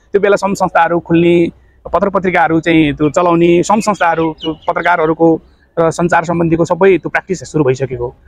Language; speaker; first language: Nepali; non-native, local second language; Newari